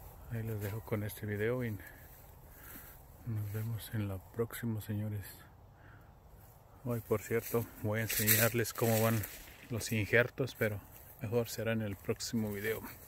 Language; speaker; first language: Spanish; native; Spanish